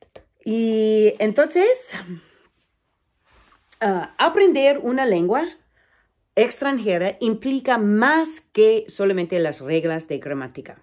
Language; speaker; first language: Spanish; non-native, fluent; English